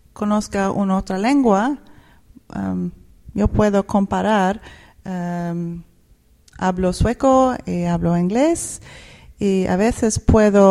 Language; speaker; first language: Spanish; non-native, fluent; Swedish